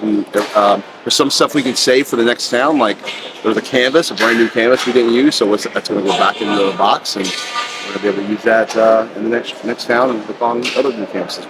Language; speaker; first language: English; native; English